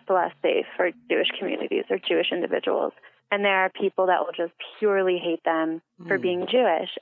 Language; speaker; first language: English; native; English